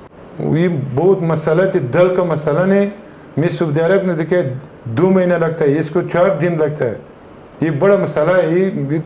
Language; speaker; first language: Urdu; non-native, learner; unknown